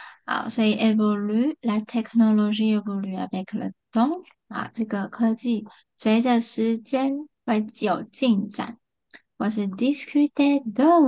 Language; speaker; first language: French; non-native, fluent; Chinese